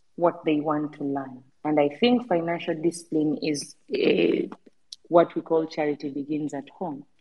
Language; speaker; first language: English; non-native, local second language; Ganda